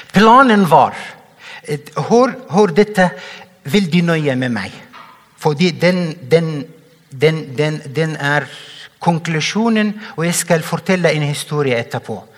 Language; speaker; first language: Norwegian; non-native, fluent; Arabic